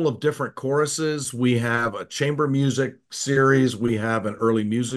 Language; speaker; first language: English; native; English